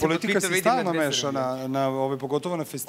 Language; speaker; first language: Serbian; native; Serbian